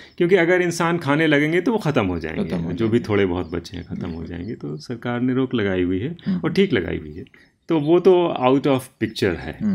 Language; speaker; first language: Hindi; native; Hindi